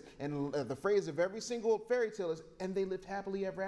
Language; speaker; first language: English; native; English